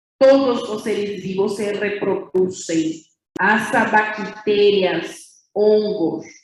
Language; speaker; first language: Spanish; non-native, fluent; Portuguese